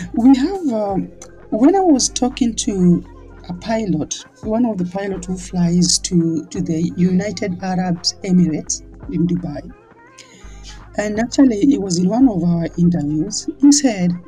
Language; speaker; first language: English; non-native, local second language; Luo (Kenya and Tanzania)